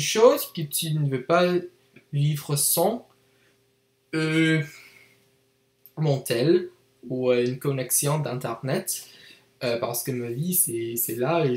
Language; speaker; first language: French; non-native, learner; English